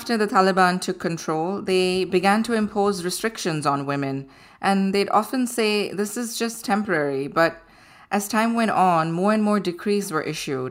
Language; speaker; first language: English; non-native, local second language; Gujarati